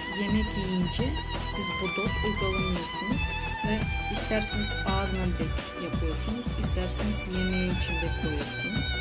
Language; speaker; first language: Turkish; non-native, learner; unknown